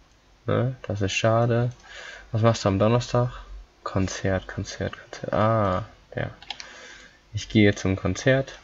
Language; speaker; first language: German; non-native, fluent; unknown